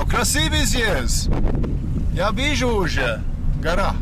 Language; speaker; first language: Russian; non-native, learner; English